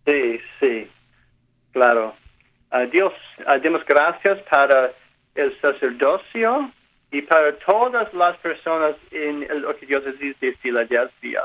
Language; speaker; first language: Spanish; non-native, learner; English